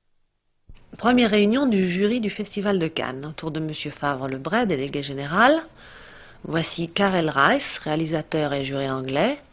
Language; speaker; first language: French; native; French